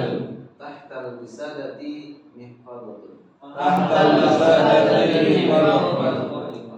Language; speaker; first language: Arabic; non-native, fluent; Indonesian